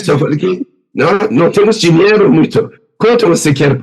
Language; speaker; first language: Portuguese; non-native, learner; Persian